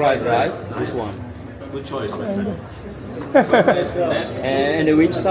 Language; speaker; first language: English; non-native, local second language; Swahili